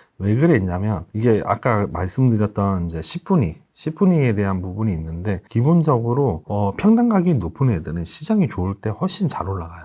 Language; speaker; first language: Korean; native; Korean